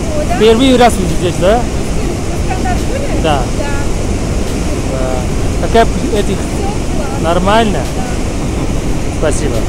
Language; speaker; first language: Russian; non-native, local second language; Tajik